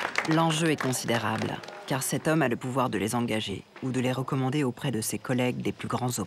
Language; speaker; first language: French; native; French